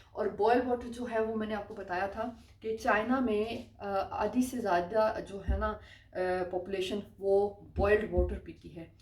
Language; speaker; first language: Urdu; non-native, local second language; Punjabi